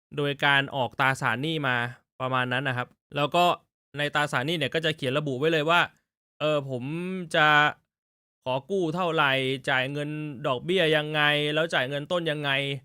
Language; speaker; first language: Thai; native; Thai